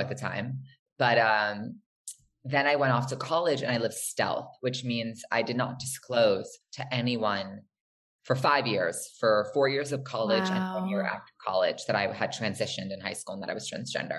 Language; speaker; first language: English; native; English